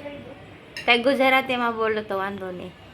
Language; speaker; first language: Gujarati; non-native, learner; Filipino